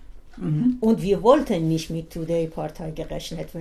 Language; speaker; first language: German; non-native, learner; Persian